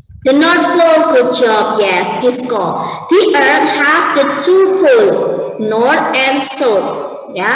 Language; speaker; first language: English; non-native, learner; Indonesian